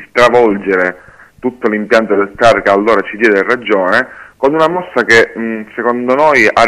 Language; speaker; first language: Italian; native; Italian